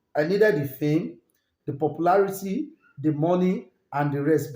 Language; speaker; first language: English; non-native, local second language; Yoruba